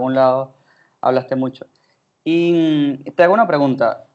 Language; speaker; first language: Spanish; native; Spanish